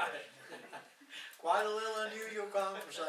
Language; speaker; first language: English; native; English